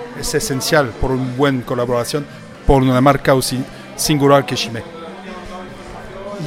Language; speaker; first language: Spanish; non-native, learner; French